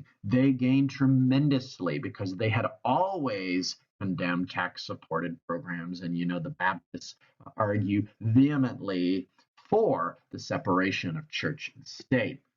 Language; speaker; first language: English; native; English